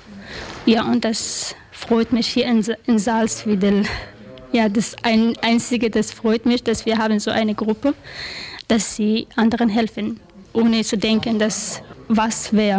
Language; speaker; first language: German; non-native, learner; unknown